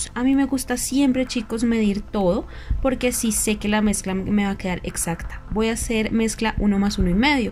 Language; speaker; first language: Spanish; native; Spanish